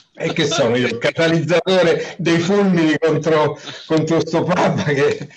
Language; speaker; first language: Italian; native; Italian